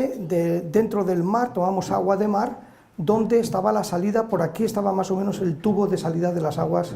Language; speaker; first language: Spanish; native; Spanish